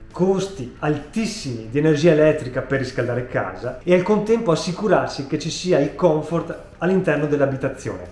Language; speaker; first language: Italian; native; Italian